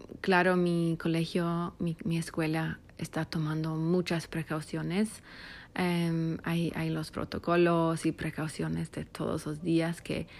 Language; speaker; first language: Spanish; non-native, fluent; English